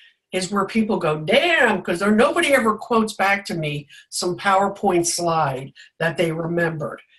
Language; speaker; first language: English; native; English